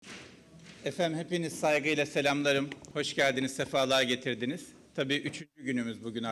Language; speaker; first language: Turkish; native; Turkish